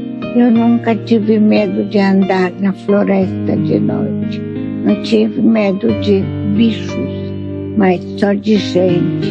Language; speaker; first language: Portuguese; non-native, fluent; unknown